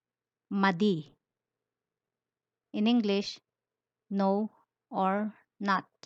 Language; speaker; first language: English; non-native, local second language; Filipino